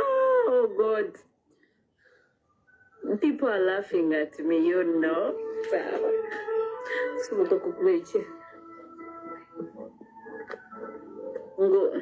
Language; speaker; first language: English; non-native, local second language; Kinyarwanda